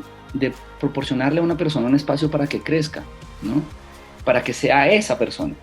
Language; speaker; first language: Spanish; native; Spanish